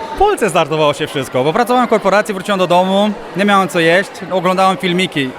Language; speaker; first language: Polish; non-native, fluent; Romanian